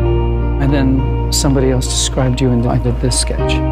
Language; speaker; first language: English; native; English